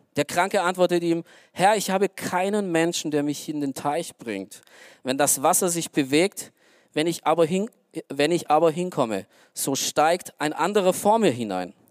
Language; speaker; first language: German; early bilingual, other home language; Romanian